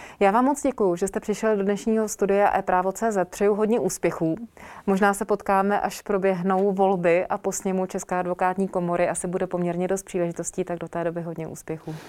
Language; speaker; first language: Czech; native; Czech